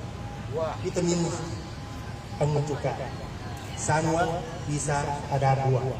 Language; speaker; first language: Indonesian; non-native, learner; Thai